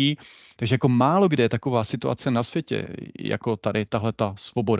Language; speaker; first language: Czech; native; Czech